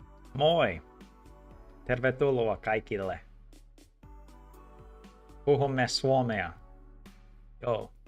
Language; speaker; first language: Finnish; non-native, learner; English